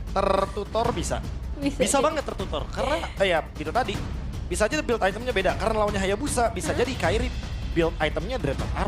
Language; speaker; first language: Indonesian; native; Indonesian